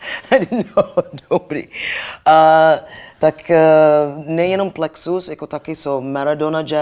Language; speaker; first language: Czech; non-native, learner; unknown